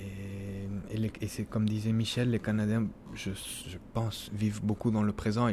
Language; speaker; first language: French; non-native, fluent; Spanish